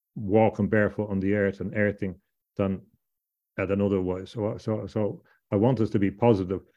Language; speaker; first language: English; native; English